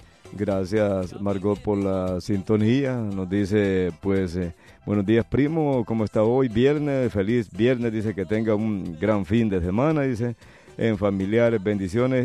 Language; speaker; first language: Spanish; native; Spanish